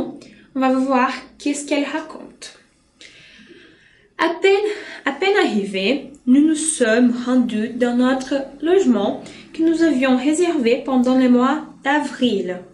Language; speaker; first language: French; non-native, fluent; Portuguese